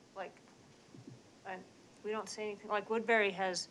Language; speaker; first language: English; native; English